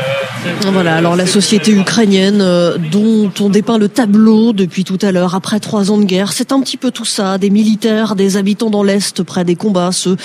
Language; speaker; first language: French; native; French